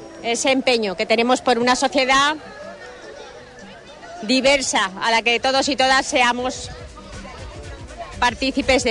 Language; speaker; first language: Spanish; native; Spanish